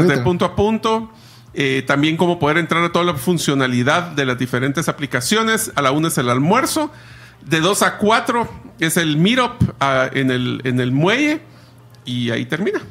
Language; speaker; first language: Spanish; native; Spanish